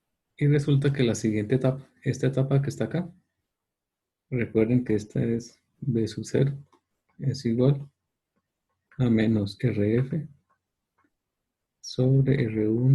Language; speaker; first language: Spanish; native; Spanish